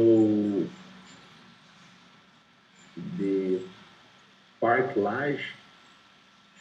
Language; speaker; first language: English; non-native, learner; Portuguese